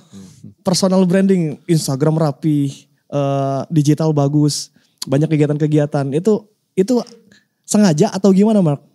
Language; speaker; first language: Indonesian; native; Indonesian